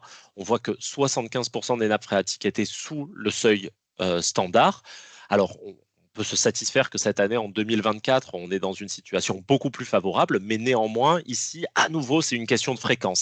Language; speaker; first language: French; native; French